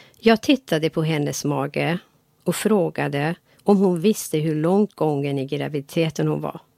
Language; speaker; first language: Swedish; non-native, fluent; Persian